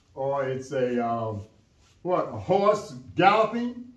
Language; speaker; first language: English; native; English